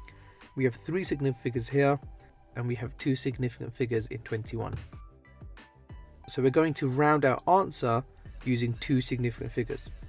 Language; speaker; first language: English; native; English